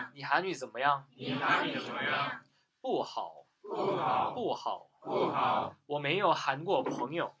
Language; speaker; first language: Chinese; non-native, fluent; Korean